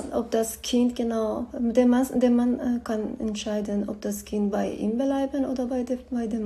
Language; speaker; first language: German; non-native, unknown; Persian